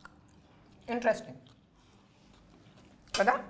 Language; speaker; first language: Telugu; non-native, local second language; Hindi